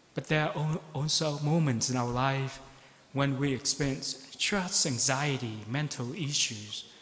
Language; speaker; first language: English; non-native, fluent; Vietnamese